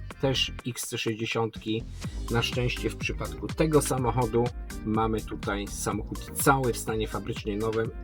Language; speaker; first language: Polish; native; Polish